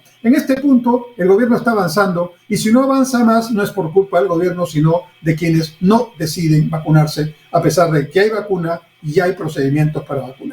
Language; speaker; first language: Spanish; native; Spanish